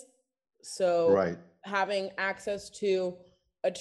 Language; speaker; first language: English; native; English